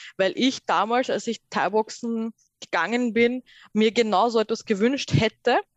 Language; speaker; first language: German; early bilingual, other home language; Persian